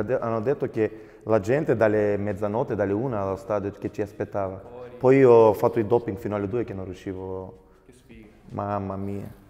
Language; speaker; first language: Italian; non-native, fluent; Macedonian